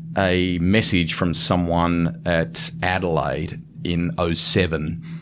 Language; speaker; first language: English; native; English